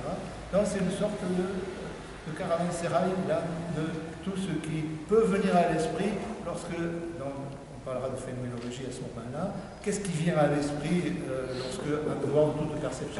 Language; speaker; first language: French; native; French